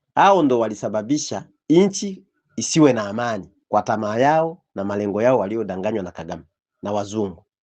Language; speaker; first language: Swahili; native; Swahili